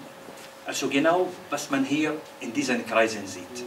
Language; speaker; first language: German; non-native, fluent; Arabic